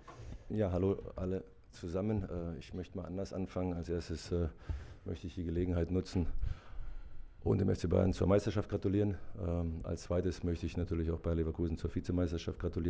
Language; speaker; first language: German; native; German